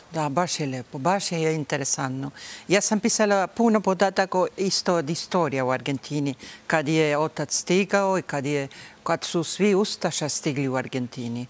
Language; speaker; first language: Bosnian; early bilingual, heritage; Bosnian